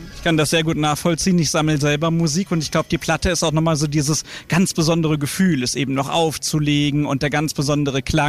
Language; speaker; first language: German; native; German